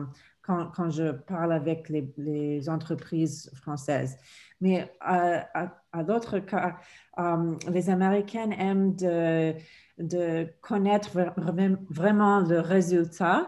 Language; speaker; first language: French; non-native, fluent; English